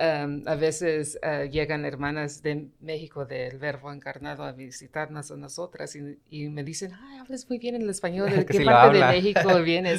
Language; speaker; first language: Spanish; early bilingual, heritage; Spanish